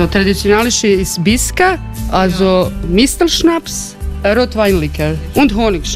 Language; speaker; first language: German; non-native, learner; Croatian